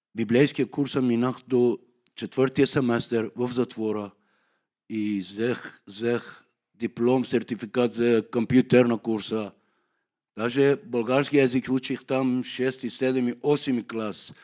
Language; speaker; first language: Bulgarian; non-native, learner; Persian